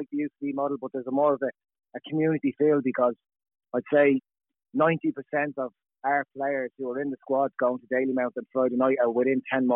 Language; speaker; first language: English; native; English